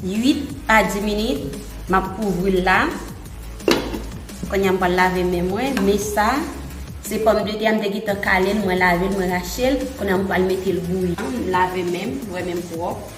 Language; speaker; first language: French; non-native, learner; Haitian Creole